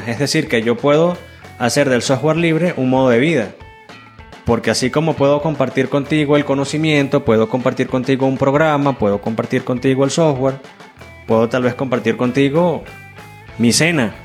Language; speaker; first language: Spanish; native; Spanish